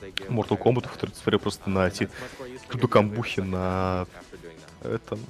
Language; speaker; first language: Russian; native; Russian